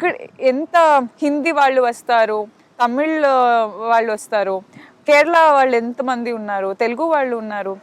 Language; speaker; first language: Telugu; non-native, local second language; Kannada